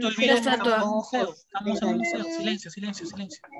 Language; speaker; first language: Spanish; native; Spanish